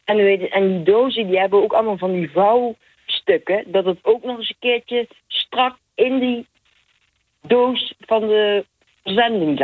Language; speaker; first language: Dutch; native; Dutch